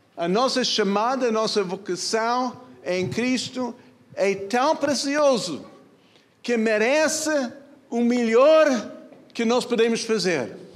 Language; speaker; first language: Portuguese; non-native, fluent; English